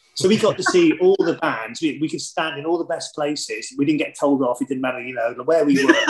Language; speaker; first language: English; native; English